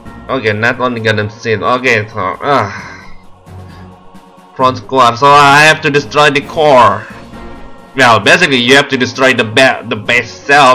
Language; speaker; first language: English; non-native, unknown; Indonesian